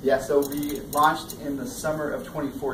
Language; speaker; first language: English; native; English